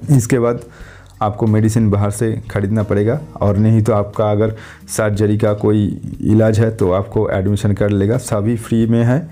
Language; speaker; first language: Hindi; non-native, local second language; Bangla